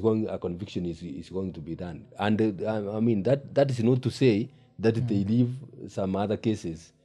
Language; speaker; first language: English; non-native, local second language; Gusii